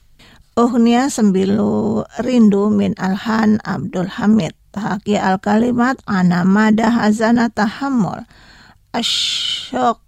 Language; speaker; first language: Arabic; non-native, fluent; Indonesian